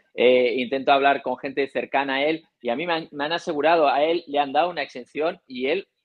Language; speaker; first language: Spanish; native; Spanish